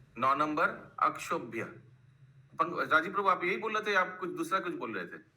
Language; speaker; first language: Hindi; non-native, local second language; Bangla